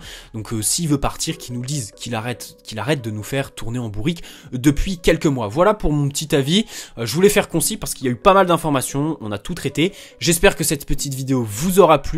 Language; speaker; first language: French; native; French